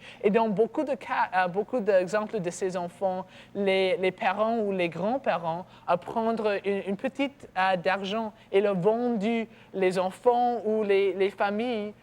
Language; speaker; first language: French; non-native, learner; English